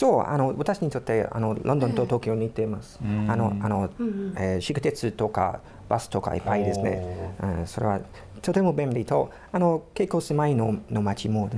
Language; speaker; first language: Japanese; non-native, fluent; English